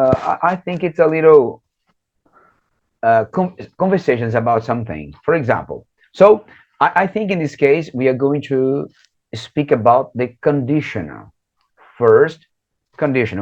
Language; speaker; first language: English; non-native, fluent; Portuguese